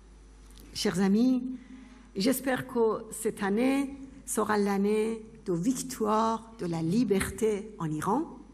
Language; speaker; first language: French; non-native, fluent; Persian